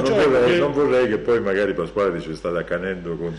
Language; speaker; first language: Italian; native; Italian